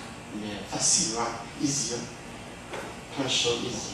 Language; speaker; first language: English; non-native, fluent; French